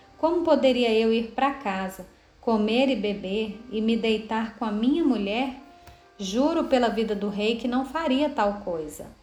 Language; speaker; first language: Portuguese; native; Portuguese